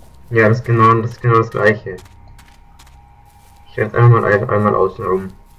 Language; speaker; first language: German; native; German